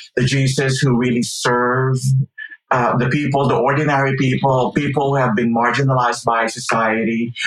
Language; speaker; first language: English; non-native, local second language; Filipino